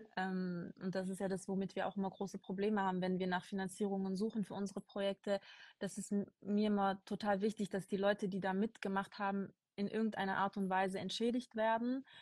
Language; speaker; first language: German; early bilingual, other home language; Kurdish